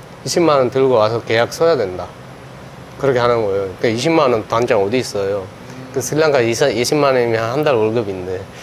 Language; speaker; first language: Korean; non-native, fluent; Sinhala